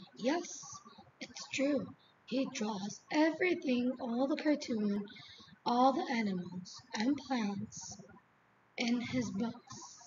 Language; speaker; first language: English; non-native, fluent; Arabic